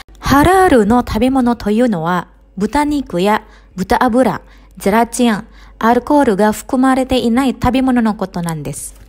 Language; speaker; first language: Japanese; non-native, fluent; Indonesian